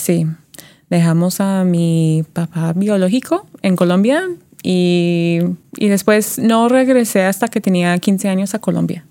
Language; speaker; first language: Spanish; early bilingual, heritage; Spanish